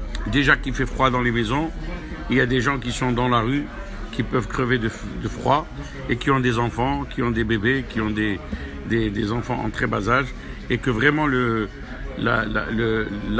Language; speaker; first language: French; non-native, local second language; Arabic